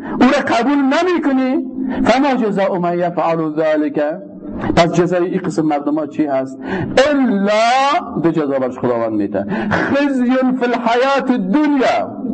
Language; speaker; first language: Persian; native; Persian